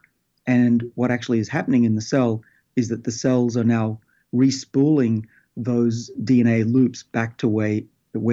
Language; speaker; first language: English; native; English